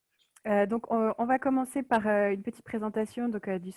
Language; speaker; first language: French; native; French